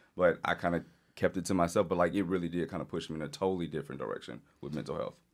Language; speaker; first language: English; native; English